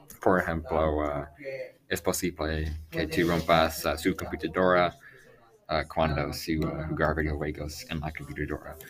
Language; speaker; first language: Spanish; non-native, learner; English